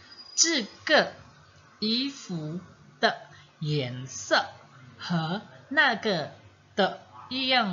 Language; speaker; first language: Chinese; non-native, fluent; Indonesian